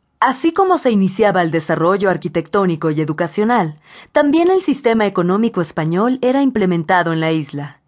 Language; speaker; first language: Spanish; native; Spanish